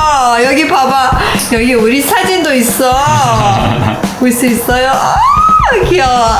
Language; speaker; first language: Korean; non-native, learner; Persian